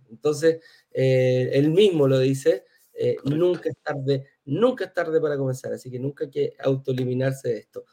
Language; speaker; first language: Spanish; native; Spanish